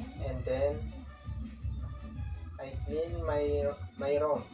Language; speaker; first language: English; non-native, learner; Indonesian